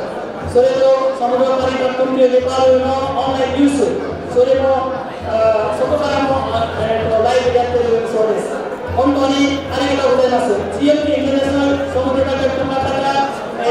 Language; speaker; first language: Japanese; non-native, fluent; Nepali